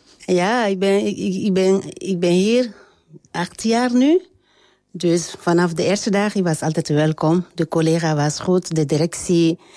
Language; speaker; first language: Dutch; non-native, learner; French